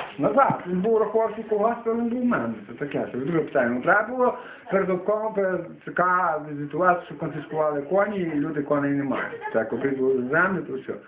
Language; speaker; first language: Ukrainian; native; Ukrainian